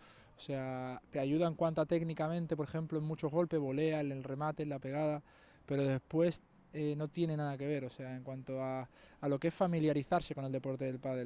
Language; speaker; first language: Spanish; native; Spanish